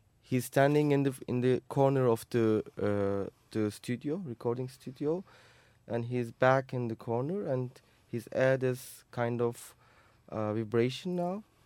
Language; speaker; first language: English; non-native, fluent; Turkish